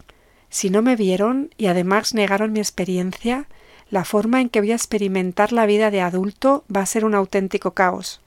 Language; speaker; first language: Spanish; native; Spanish